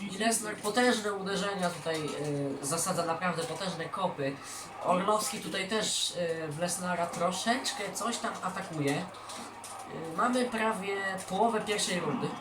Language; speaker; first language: Polish; native; Polish